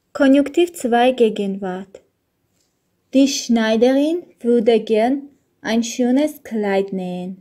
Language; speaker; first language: German; non-native, fluent; Armenian